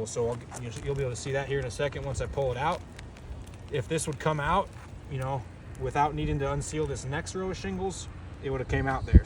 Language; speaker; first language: English; native; English